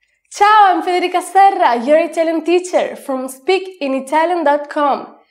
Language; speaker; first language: English; non-native, fluent; Italian